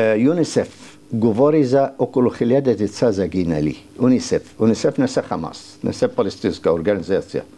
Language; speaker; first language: Bulgarian; non-native, fluent; Arabic